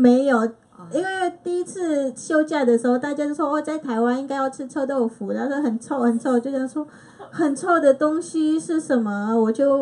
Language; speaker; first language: Chinese; non-native, fluent; Indonesian